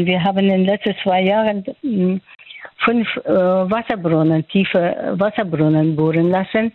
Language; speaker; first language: German; non-native, fluent; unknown